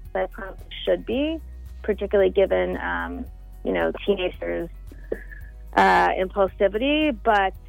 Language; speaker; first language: English; native; English